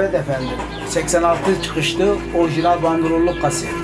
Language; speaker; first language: Turkish; non-native, local second language; Kurdish